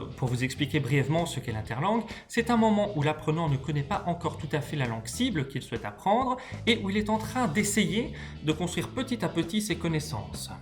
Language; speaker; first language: French; native; French